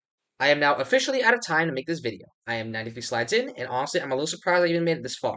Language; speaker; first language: English; native; English